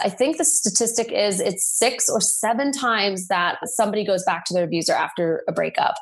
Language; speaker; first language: English; native; English